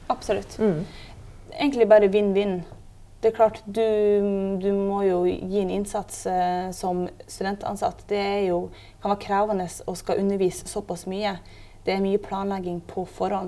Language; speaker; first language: Norwegian; native; Norwegian